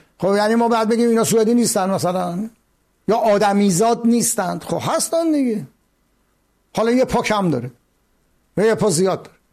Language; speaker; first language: Persian; native; Persian